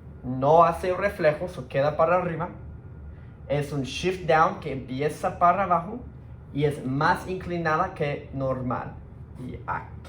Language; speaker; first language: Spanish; early bilingual, heritage; Spanish